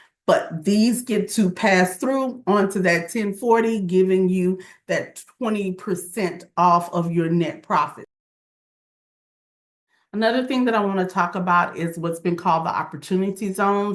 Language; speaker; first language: English; native; English